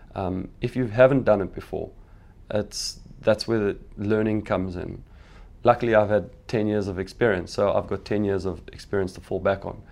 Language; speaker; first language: English; native; English